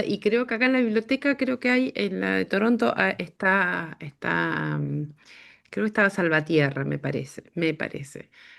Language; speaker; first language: Spanish; native; Spanish